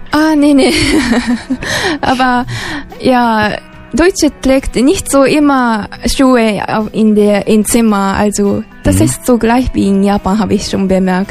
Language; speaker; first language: German; non-native, learner; Japanese